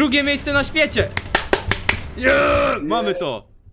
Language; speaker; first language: Polish; native; Polish